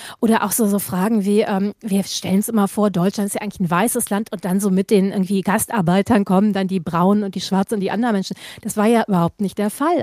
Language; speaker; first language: German; native; German